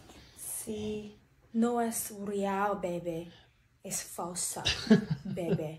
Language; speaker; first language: Spanish; non-native, learner; English